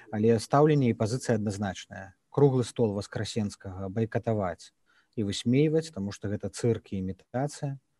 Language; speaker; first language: Belarusian; native; Belarusian